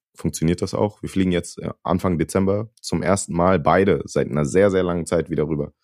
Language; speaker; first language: German; native; German